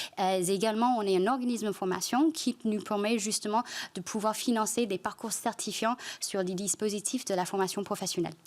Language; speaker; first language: French; non-native, fluent; Chinese